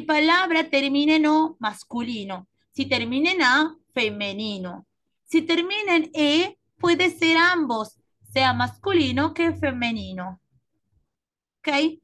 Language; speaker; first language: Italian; non-native, fluent; Spanish